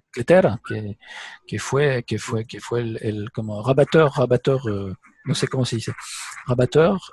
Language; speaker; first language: Spanish; non-native, learner; French